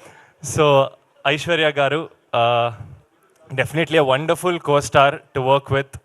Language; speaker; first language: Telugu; non-native, learner; Kannada